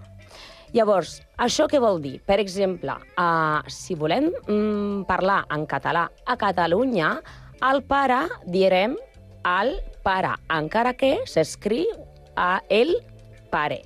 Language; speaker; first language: Catalan; non-native, learner; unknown